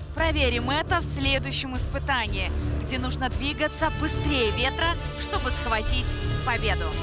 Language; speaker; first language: Russian; native; Russian